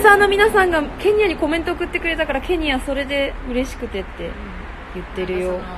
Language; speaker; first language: Japanese; native; Japanese